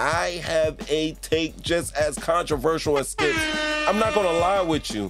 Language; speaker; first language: English; native; English